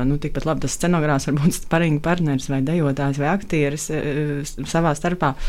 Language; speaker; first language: Latvian; native; Latvian